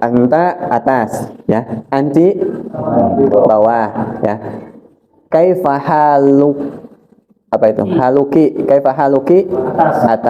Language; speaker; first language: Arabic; non-native, fluent; Indonesian